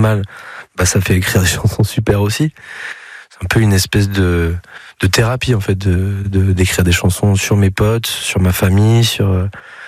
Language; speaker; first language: French; native; French